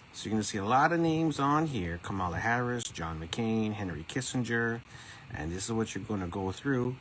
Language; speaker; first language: English; native; English